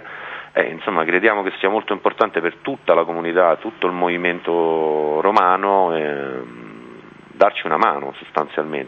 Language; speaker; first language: Italian; native; Italian